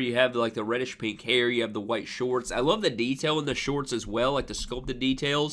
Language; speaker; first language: English; native; English